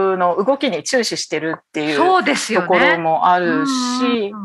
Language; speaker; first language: Japanese; native; Japanese